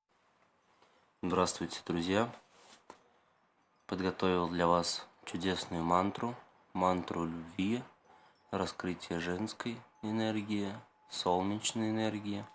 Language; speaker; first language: Russian; native; Russian